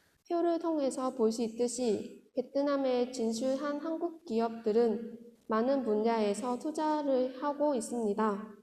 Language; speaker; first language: Korean; non-native, fluent; Vietnamese